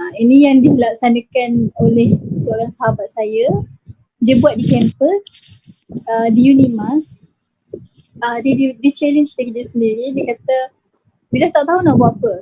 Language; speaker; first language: Malay; native; Malay